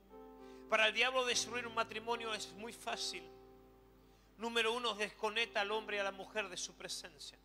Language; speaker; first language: Spanish; native; Spanish